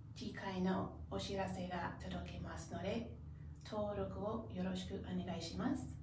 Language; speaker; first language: Japanese; non-native, learner; English